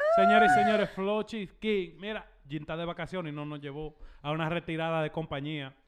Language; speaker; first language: Spanish; early bilingual, heritage; Spanish